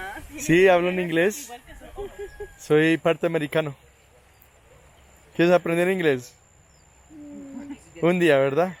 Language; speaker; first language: Spanish; early bilingual, heritage; English